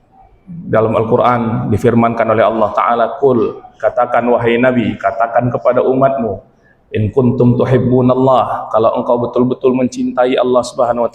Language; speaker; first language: Indonesian; native; Indonesian